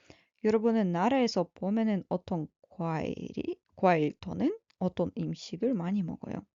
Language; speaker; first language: Korean; non-native, fluent; Russian